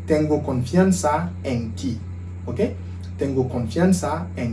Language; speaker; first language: Spanish; non-native, fluent; Haitian Creole